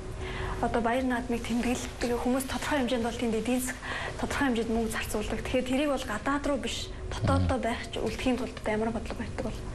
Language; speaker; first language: Mongolian; native; Mongolian